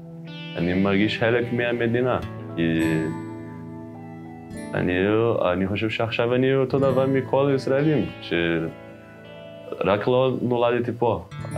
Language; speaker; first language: Hebrew; non-native, learner; Portuguese